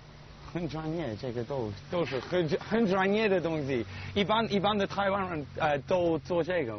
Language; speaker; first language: Chinese; non-native, learner; English